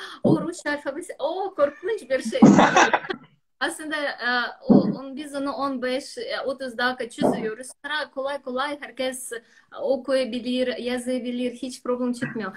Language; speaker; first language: Turkish; non-native, learner; Russian